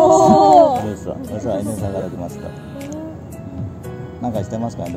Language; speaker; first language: Japanese; non-native, fluent; Indonesian